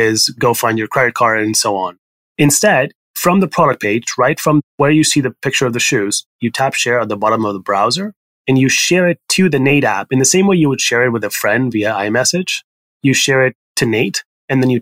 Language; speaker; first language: English; non-native, fluent; Spanish